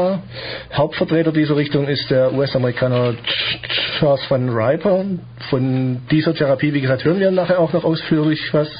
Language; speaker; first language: German; native; German